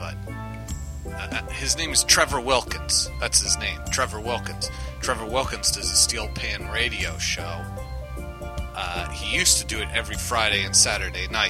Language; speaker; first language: English; native; English